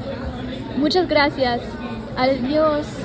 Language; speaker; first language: Spanish; non-native, learner; English